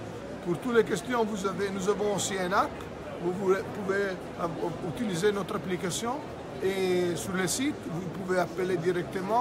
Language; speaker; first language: French; non-native, fluent; Italian